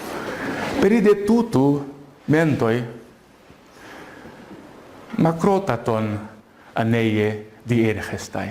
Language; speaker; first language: Greek; non-native, fluent; Portuguese